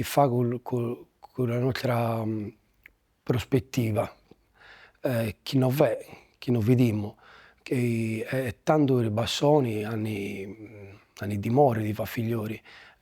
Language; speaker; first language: Italian; native; Italian